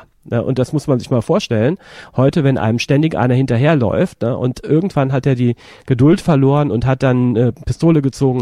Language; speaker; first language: German; native; German